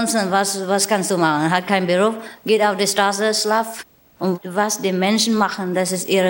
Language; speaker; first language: German; non-native, learner; Vietnamese